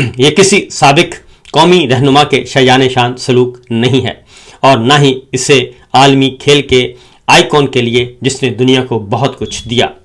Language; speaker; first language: Urdu; native; Urdu